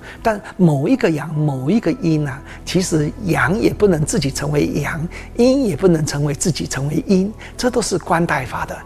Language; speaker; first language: Chinese; native; Chinese